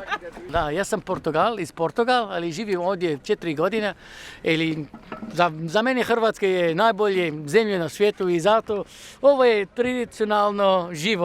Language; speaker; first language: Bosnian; non-native, learner; Portuguese